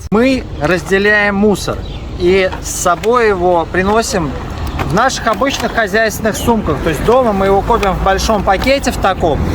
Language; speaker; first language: Russian; native; Russian